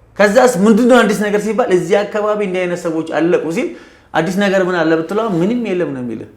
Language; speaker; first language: Amharic; native; Amharic